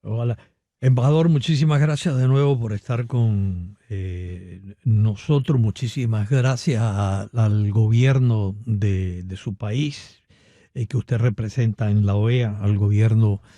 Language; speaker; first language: Spanish; native; Spanish